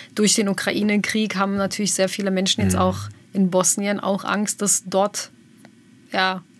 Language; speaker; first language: German; early bilingual, other home language; Bosnian